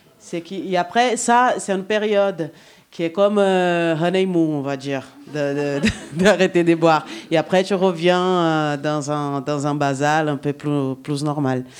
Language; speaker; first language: French; non-native, fluent; Portuguese